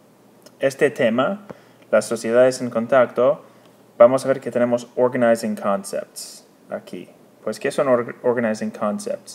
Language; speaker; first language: Spanish; non-native, fluent; English